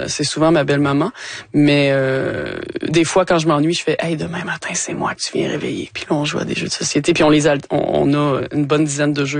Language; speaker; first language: French; native; French